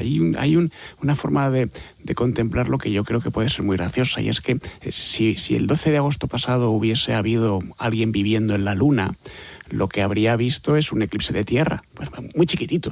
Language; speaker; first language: Spanish; native; Spanish